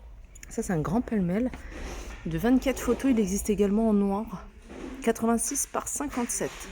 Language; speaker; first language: French; native; French